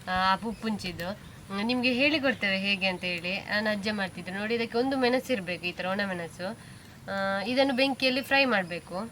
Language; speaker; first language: Kannada; non-native, local second language; Tulu